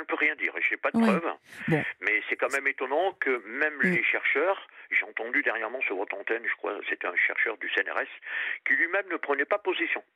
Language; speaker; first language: French; native; French